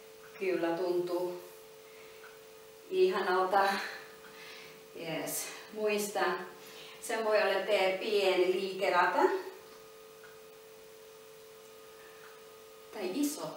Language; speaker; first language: Finnish; non-native, learner; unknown